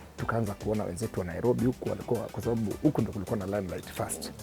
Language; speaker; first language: Swahili; native; Swahili